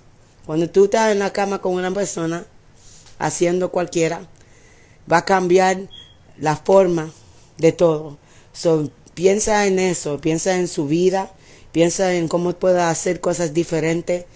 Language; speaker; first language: Spanish; early bilingual, heritage; English